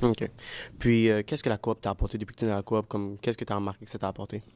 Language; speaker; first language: French; native; French